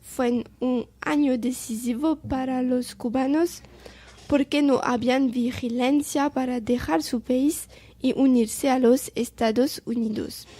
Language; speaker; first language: Spanish; non-native, learner; French